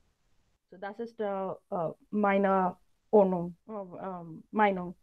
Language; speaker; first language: German; non-native, learner; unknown